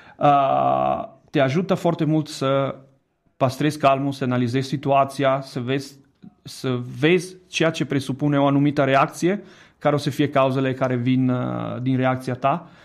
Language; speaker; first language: Romanian; non-native, fluent; Italian